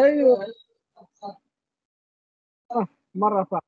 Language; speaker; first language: Arabic; non-native, learner; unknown